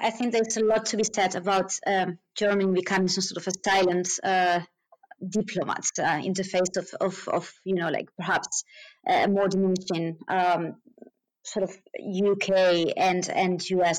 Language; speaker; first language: English; non-native, fluent; Spanish